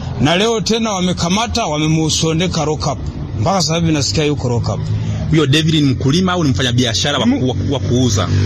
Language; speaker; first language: Swahili; non-native, local second language; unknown